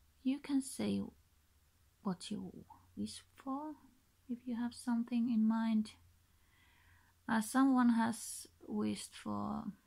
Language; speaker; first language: English; non-native, learner; Finnish